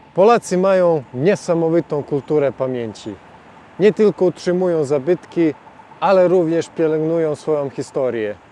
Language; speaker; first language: Polish; non-native, fluent; Serbian